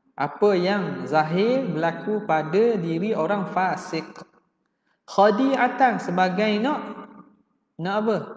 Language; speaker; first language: Malay; native; Malay